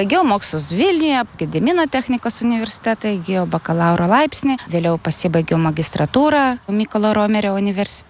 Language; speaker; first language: Lithuanian; non-native, local second language; Polish